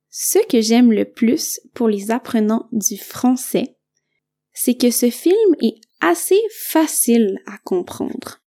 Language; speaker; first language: French; native; French